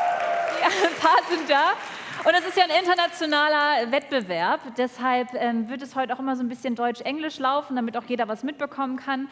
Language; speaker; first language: German; native; German